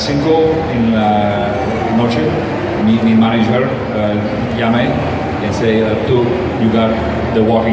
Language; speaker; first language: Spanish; non-native, learner; English